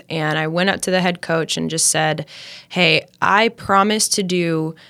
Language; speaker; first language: English; native; English